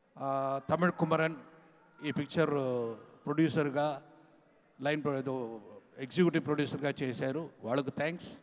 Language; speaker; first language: Telugu; non-native, learner; Tamil